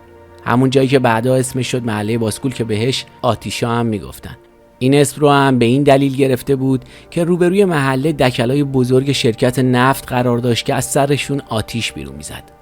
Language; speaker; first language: Persian; native; Persian